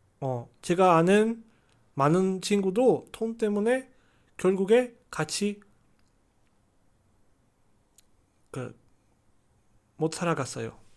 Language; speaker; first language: Korean; non-native, learner; Chinese